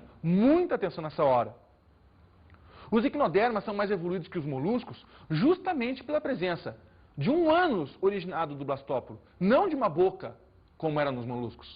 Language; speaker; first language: Portuguese; native; Portuguese